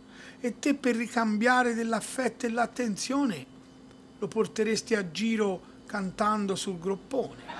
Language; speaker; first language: Italian; native; Italian